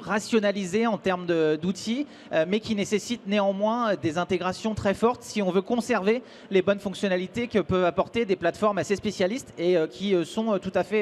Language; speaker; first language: French; native; French